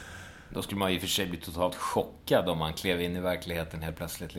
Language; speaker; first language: Swedish; native; Swedish